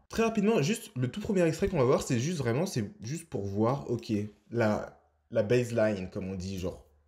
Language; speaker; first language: French; native; French